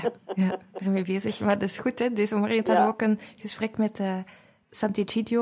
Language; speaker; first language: Dutch; native; Dutch